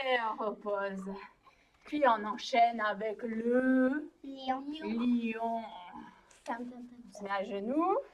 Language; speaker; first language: French; native; French